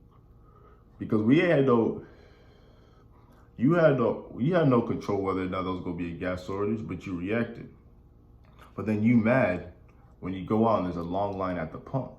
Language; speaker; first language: English; native; English